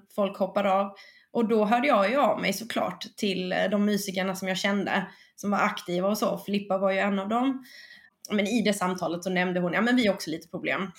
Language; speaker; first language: Swedish; early bilingual, other home language; Spanish